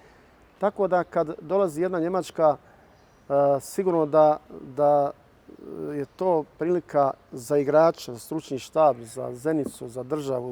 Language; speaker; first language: Bosnian; native; Bosnian